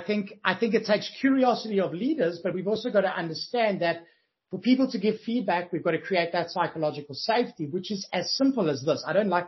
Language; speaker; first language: English; native; English